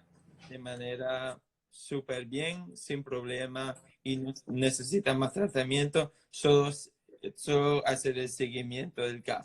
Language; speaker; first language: Spanish; non-native, fluent; English